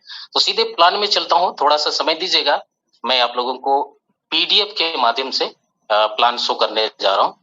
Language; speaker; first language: Hindi; native; Hindi